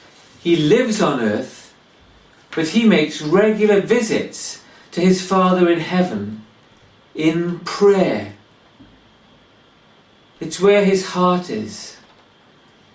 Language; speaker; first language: English; native; English